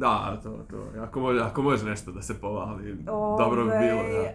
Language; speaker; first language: Serbian; native; Serbian